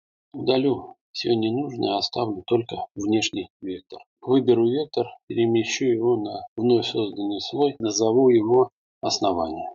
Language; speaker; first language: Russian; native; Russian